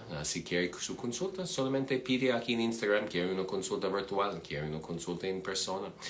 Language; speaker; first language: Spanish; non-native, fluent; English